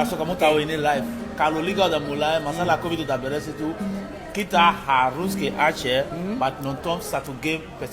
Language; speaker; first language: Indonesian; non-native, fluent; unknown